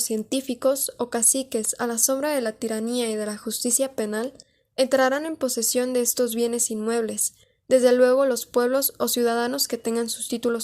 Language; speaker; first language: Spanish; native; Spanish